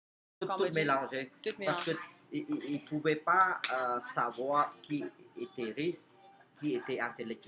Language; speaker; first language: French; non-native, fluent; Khmer